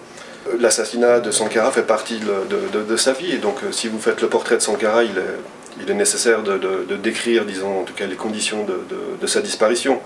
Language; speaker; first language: French; native; French